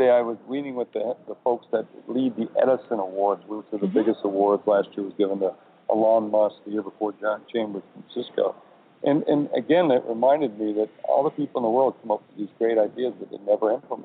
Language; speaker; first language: English; native; English